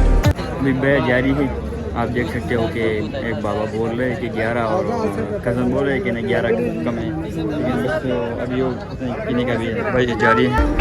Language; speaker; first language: Hindi; non-native, local second language; Pashto